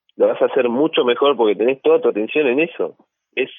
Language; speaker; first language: Spanish; native; Spanish